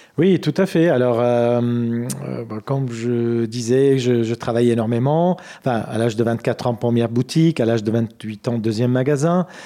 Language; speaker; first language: French; non-native, fluent; Armenian